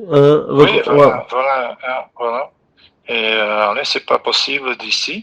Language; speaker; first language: French; non-native, local second language; Dutch